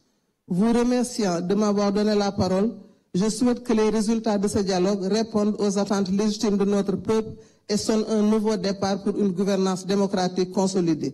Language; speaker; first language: French; non-native, local second language; Wolof